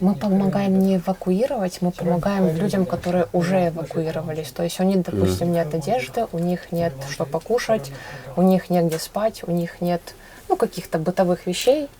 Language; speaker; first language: Russian; native; Russian